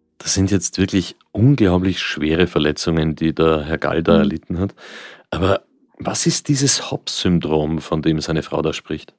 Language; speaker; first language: German; native; German